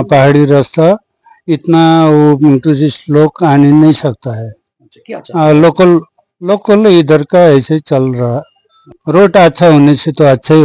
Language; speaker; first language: Hindi; non-native, local second language; Nepali